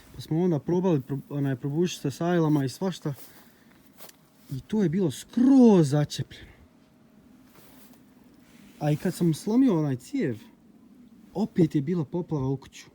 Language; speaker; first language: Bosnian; early bilingual, heritage; Croatian